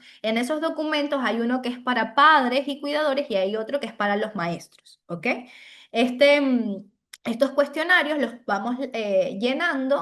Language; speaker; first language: Spanish; native; Spanish